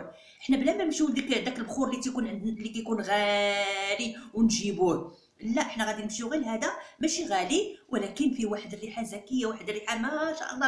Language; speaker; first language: Arabic; native; Arabic